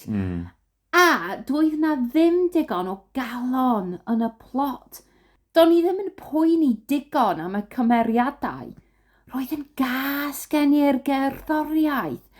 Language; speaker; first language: Welsh; non-native, learner; English